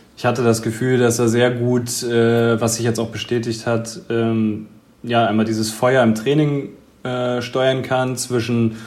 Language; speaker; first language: German; native; German